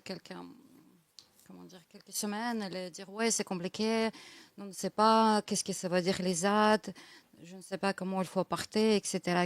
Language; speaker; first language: French; non-native, learner; Russian